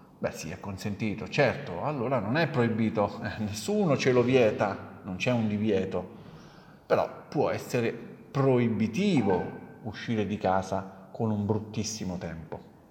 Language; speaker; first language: Italian; native; Italian